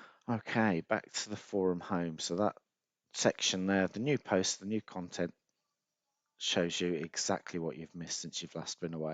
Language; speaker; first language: English; native; English